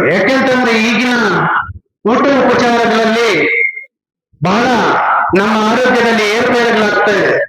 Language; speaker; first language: Kannada; native; Kannada